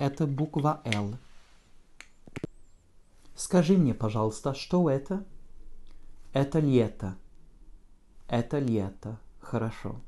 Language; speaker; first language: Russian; non-native, fluent; French